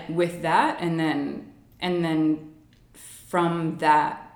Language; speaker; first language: English; native; English